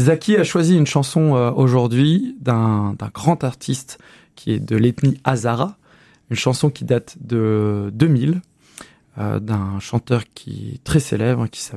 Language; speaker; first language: French; native; French